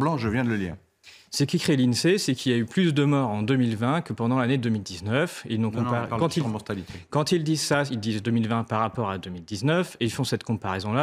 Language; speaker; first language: French; native; French